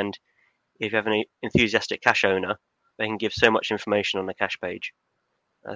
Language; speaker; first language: English; native; English